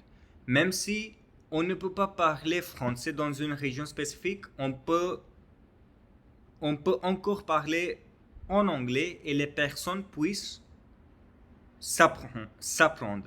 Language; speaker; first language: French; non-native, learner; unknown